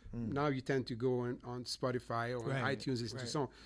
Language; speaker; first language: English; non-native, fluent; French